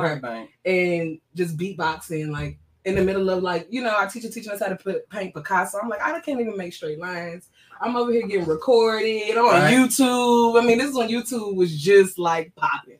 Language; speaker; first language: English; native; English